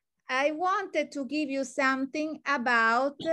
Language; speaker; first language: English; non-native, fluent; Italian